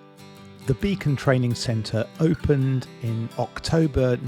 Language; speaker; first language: English; native; English